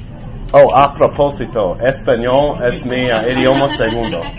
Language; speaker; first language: Spanish; non-native, learner; English